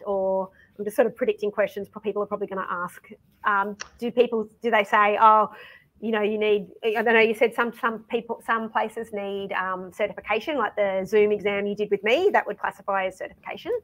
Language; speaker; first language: English; native; English